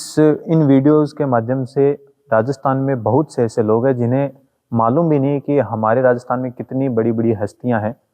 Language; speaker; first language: Hindi; native; Hindi